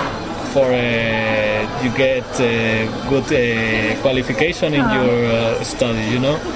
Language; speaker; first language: English; non-native, learner; Spanish